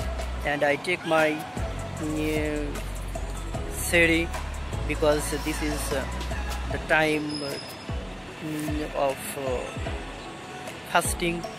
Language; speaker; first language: English; non-native, learner; Bangla